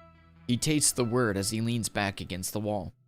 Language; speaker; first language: English; native; English